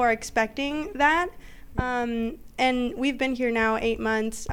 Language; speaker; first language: English; native; English